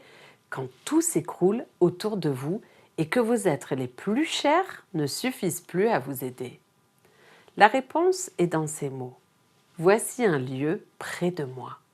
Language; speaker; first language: French; native; French